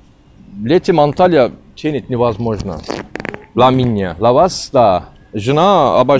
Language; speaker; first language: Russian; non-native, learner; Turkish